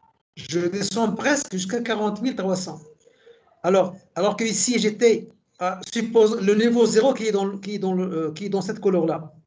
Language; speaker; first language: French; native; French